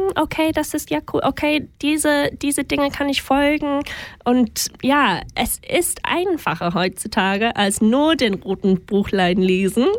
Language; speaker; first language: German; non-native, fluent; English